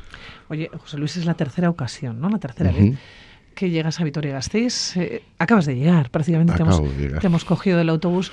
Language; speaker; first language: Spanish; native; Spanish